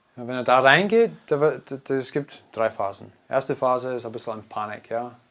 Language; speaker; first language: German; non-native, fluent; English